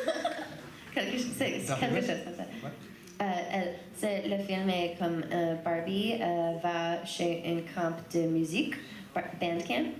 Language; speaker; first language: French; non-native, learner; English